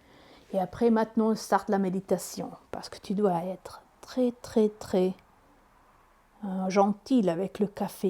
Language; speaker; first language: French; non-native, learner; Italian